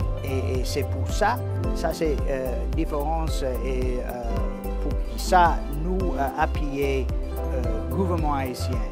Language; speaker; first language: Haitian Creole; non-native, fluent; English